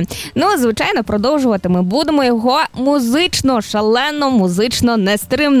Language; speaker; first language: Ukrainian; native; Ukrainian